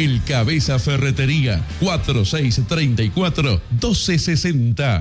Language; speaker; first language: Spanish; native; Spanish